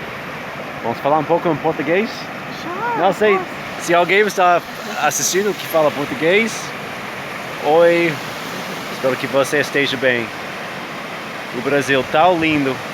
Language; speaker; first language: Portuguese; non-native, learner; English